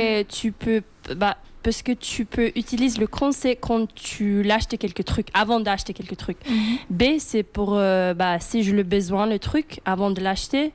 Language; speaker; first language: French; non-native, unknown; Swedish